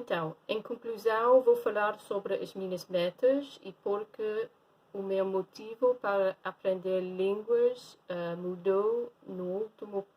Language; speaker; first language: Portuguese; non-native, fluent; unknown